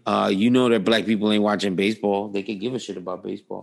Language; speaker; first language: English; early bilingual, other home language; Spanish